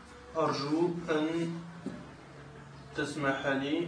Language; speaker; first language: Arabic; non-native, learner; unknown